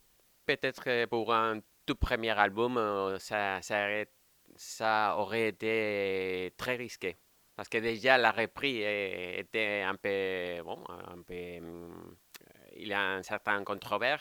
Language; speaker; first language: French; non-native, fluent; Spanish